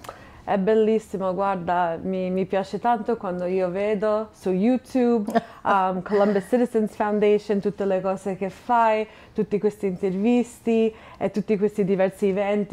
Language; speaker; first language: Italian; non-native, fluent; English